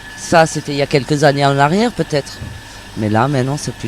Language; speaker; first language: French; native; French